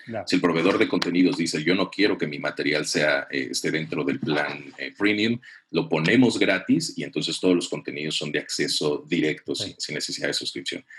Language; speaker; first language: Spanish; native; Spanish